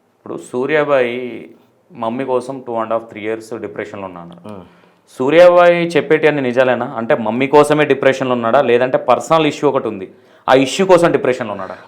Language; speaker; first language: Telugu; native; Telugu